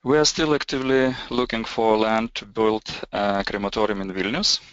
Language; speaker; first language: English; non-native, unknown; Lithuanian